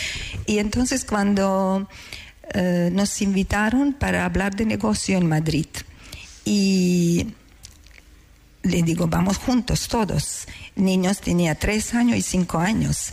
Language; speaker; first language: Spanish; non-native, learner; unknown